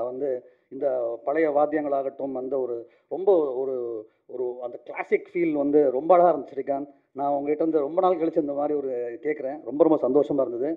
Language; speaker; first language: Tamil; native; Tamil